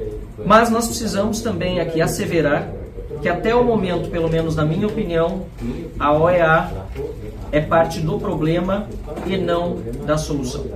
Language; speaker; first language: Portuguese; native; Portuguese